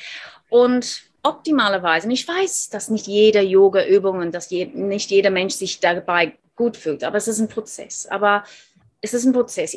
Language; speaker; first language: German; non-native, fluent; English